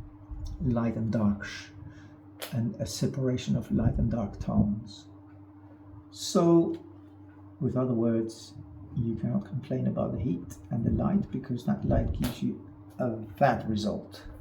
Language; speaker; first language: English; non-native, fluent; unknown